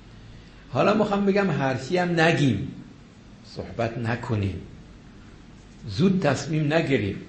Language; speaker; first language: Persian; native; Persian